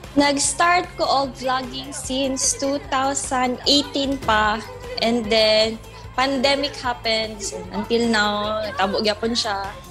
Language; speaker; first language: Cebuano; native; Cebuano